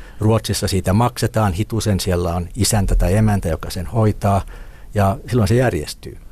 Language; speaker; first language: Finnish; native; Finnish